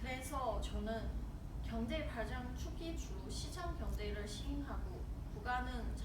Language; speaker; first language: Korean; non-native, learner; Chinese